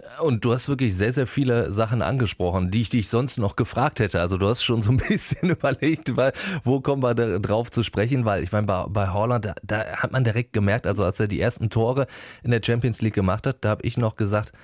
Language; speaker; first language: German; native; German